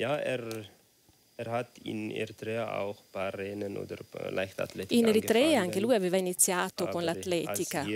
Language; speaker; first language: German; non-native, learner; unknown